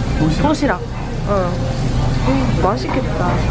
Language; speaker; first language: Korean; non-native, learner; French